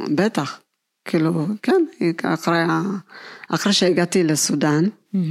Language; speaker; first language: Hebrew; non-native, fluent; Amharic